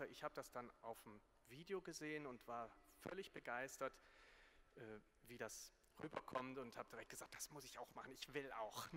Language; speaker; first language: German; native; German